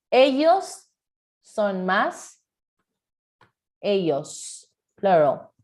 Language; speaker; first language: Spanish; non-native, fluent; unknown